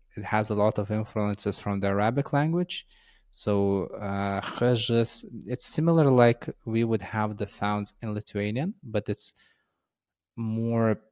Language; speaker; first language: English; non-native, fluent; Lithuanian